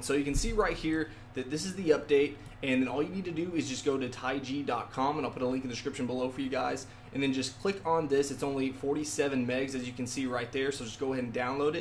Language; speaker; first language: English; native; English